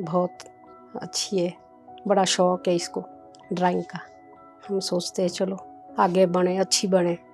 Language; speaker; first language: Hindi; non-native, local second language; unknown